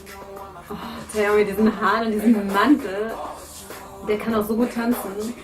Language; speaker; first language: German; native; German